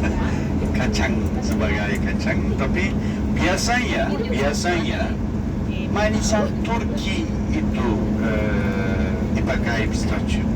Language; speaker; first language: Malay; non-native, fluent; Turkish